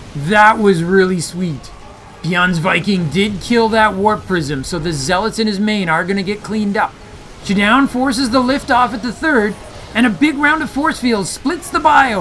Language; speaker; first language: English; native; English